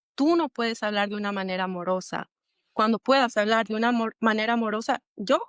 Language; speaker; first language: Spanish; early bilingual, other home language; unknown